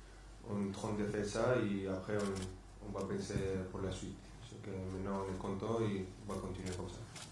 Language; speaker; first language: French; non-native, fluent; Spanish